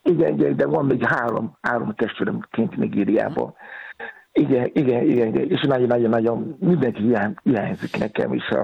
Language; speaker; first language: Hungarian; non-native, learner; Yoruba